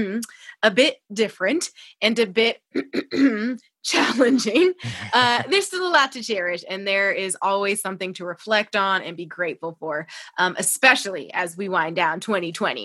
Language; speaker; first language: English; native; English